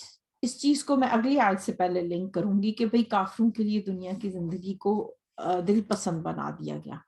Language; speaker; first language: Urdu; native; Urdu